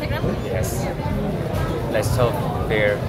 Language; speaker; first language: English; non-native, learner; Korean